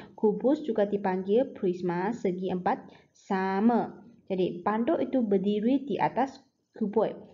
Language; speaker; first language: Malay; native; Malay